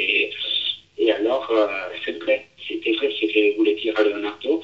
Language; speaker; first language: French; non-native, fluent; Italian